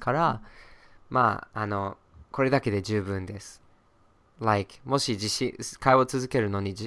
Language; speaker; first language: Japanese; non-native, fluent; English